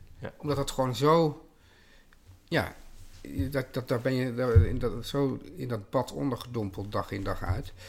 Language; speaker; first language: Dutch; native; Dutch